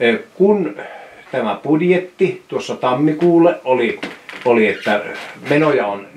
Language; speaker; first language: Finnish; native; Finnish